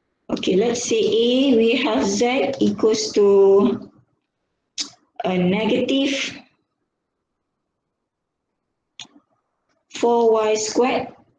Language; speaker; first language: English; non-native, local second language; Malay